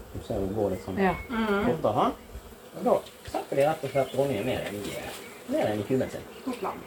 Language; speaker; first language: Norwegian; native; Norwegian